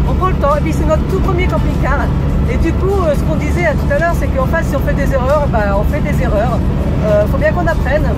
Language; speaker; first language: French; native; French